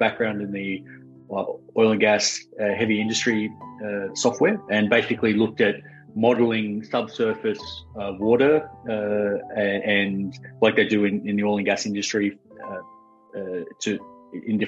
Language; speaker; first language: English; native; English